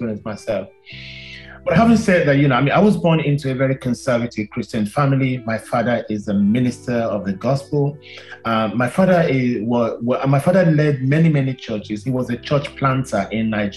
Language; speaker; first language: English; non-native, local second language; Yoruba